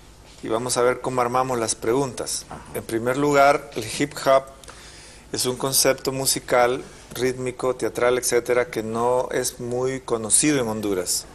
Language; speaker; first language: Spanish; native; Spanish